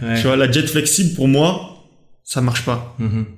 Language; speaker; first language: French; native; French